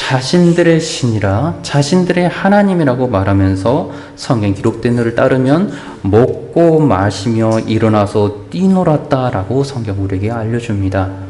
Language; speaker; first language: Korean; native; Korean